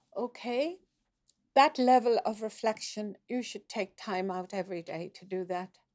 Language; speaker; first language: English; native; English